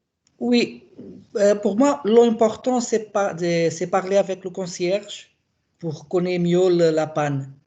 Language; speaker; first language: French; non-native, learner; Portuguese